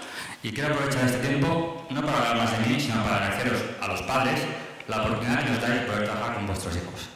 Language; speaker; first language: Spanish; native; Spanish